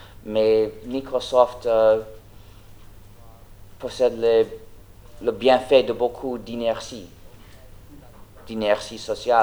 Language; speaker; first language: French; non-native, fluent; English